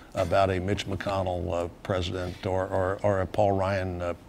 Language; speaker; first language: English; native; English